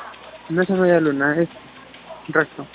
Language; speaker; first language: Spanish; native; Spanish